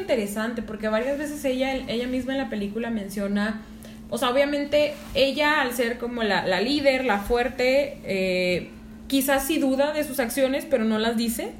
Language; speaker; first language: Spanish; native; Spanish